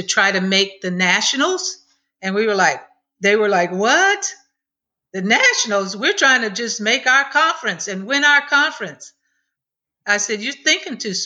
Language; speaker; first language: English; native; English